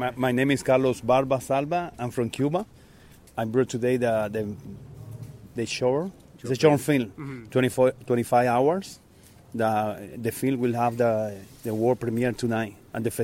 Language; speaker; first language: English; non-native, fluent; Spanish